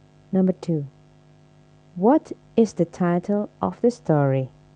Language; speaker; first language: English; non-native, fluent; Indonesian